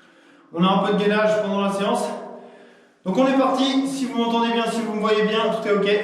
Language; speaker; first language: French; native; French